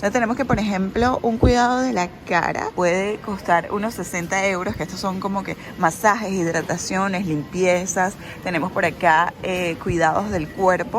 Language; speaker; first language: Spanish; native; Spanish